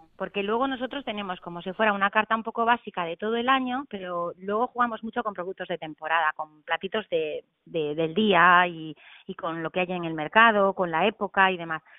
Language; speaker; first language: Spanish; native; Spanish